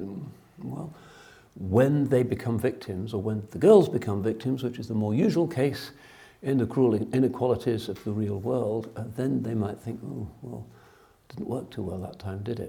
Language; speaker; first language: English; native; English